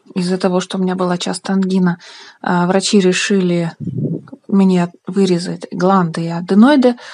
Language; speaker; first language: Russian; native; Russian